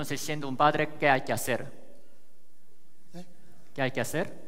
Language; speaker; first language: Spanish; native; Spanish